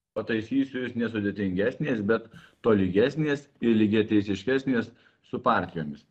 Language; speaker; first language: Lithuanian; native; Lithuanian